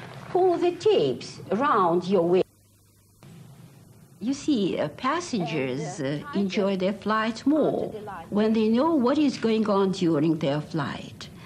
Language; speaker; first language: English; non-native, fluent; Russian